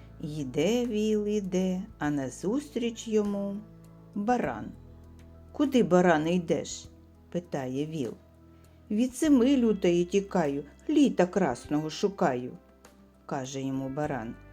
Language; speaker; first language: Ukrainian; native; Ukrainian